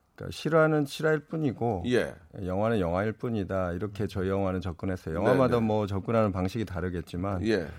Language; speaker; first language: Korean; native; Korean